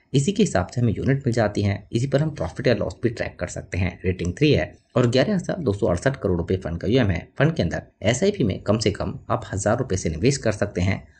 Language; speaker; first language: Hindi; native; Hindi